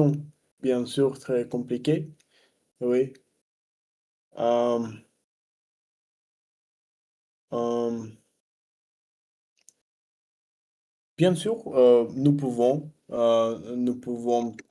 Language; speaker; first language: French; non-native, learner; Russian